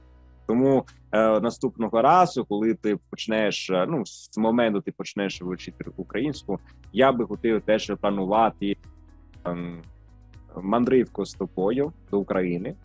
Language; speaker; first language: Ukrainian; non-native, fluent; Italian